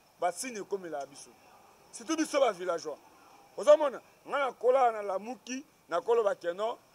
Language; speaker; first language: Lingala; native; Lingala